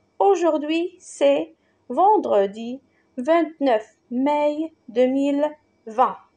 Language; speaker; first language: French; non-native, local second language; Arabic